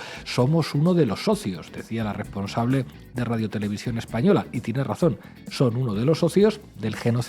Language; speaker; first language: Spanish; native; Spanish